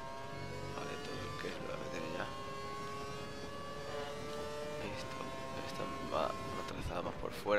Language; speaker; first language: Spanish; native; Spanish